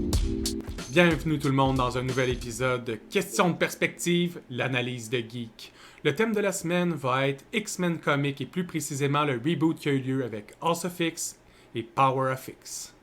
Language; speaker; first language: French; native; French